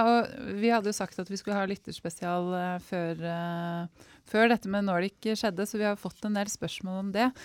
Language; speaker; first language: Norwegian; native; Norwegian